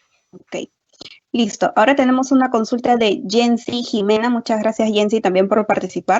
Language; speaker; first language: Spanish; native; Spanish